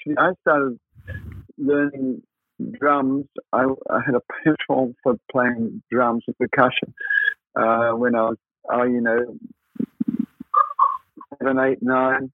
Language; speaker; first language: English; native; English